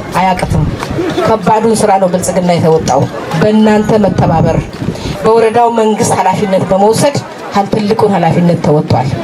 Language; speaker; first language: Amharic; non-native, local second language; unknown